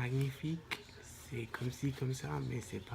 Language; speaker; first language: French; non-native, local second language; English